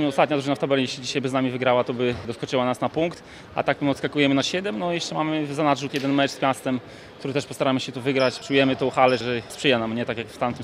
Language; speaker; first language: Polish; native; Polish